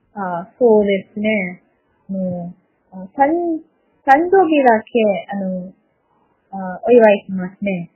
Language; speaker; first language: Japanese; non-native, learner; Malayalam